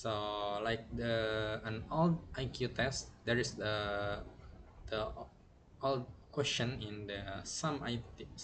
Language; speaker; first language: English; non-native, learner; Indonesian